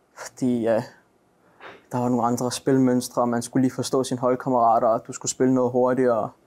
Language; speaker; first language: Danish; native; Danish